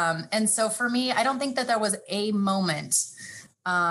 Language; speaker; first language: English; native; English